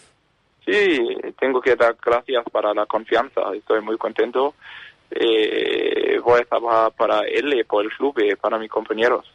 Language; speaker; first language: Spanish; non-native, learner; Danish